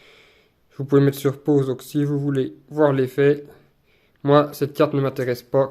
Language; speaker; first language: French; native; French